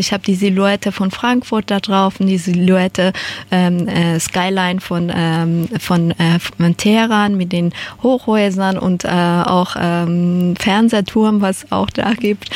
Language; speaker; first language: German; non-native, fluent; Persian